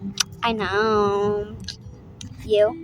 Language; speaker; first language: English; native; English